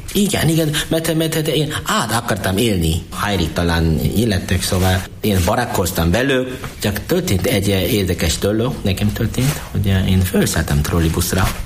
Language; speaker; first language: Hungarian; non-native, learner; Korean